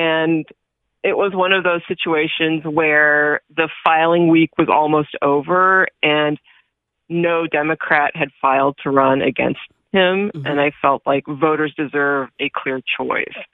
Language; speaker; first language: English; early bilingual, other home language; Hebrew